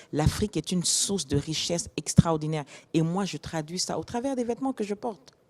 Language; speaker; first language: French; non-native, local second language; Lingala